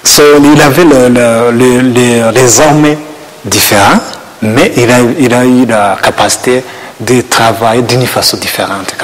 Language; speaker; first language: French; non-native, learner; Kinyarwanda